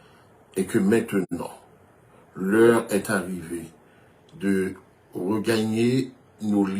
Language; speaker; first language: French; non-native, local second language; Haitian Creole